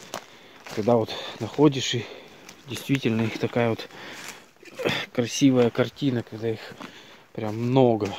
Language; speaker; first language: Russian; native; Russian